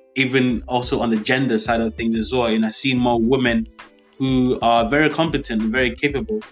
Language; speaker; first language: English; early bilingual, other home language; Yoruba